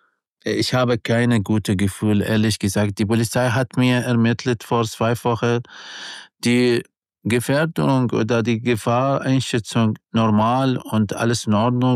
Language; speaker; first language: German; non-native, learner; Arabic